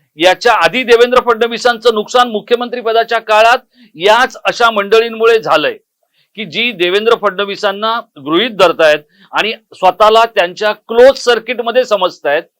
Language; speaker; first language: Marathi; native; Marathi